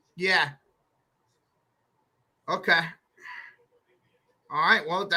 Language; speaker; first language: English; native; English